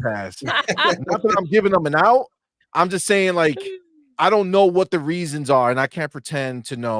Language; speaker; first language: English; native; English